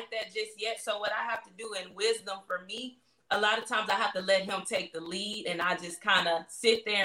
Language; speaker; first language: English; native; English